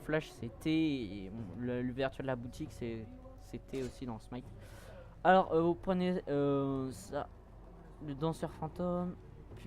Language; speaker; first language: French; native; French